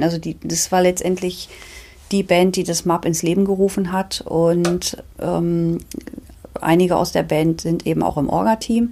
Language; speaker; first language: German; native; German